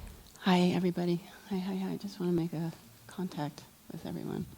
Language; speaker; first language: English; native; English